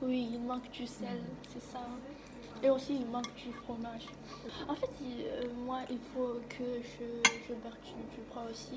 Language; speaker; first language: French; non-native, learner; Vietnamese